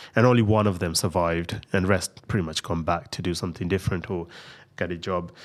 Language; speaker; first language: English; non-native, local second language; Punjabi